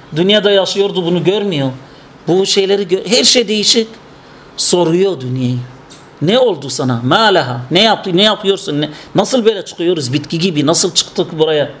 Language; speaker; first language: Turkish; non-native, fluent; Arabic